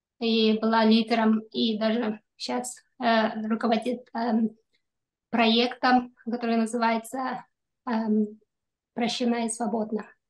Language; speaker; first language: Russian; non-native, local second language; Kyrgyz